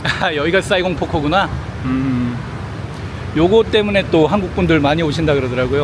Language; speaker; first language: Korean; native; Korean